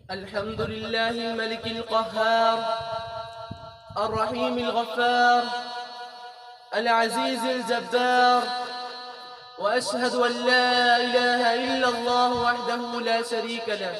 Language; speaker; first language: Arabic; non-native, fluent; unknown